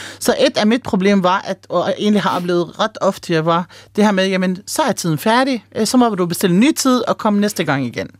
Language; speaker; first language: Danish; early bilingual, other home language; Arabic